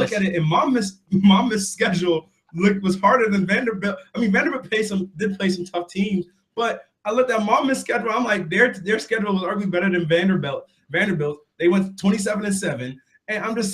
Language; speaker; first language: English; native; English